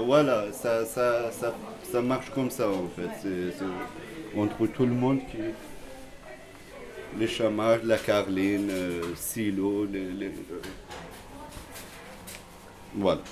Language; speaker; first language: French; non-native, learner; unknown